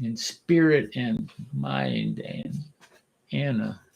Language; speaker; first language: English; native; English